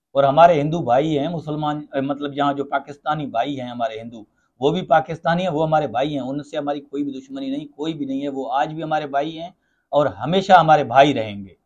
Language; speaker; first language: Urdu; non-native, local second language; Sindhi